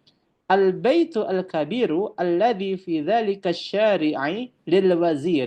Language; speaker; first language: Arabic; non-native, fluent; Indonesian